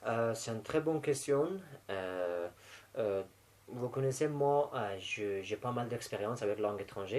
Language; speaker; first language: French; non-native, fluent; Persian